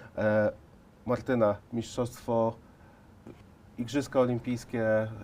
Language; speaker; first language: Polish; native; Polish